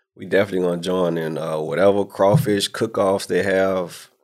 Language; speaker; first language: English; native; English